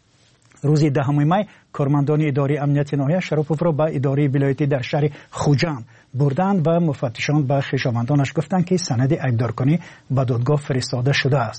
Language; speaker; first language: Persian; native; Persian